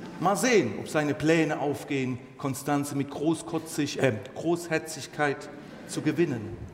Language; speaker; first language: German; early bilingual, other home language; Turkish